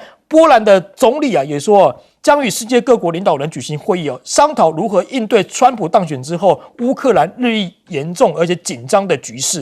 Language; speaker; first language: Chinese; native; Chinese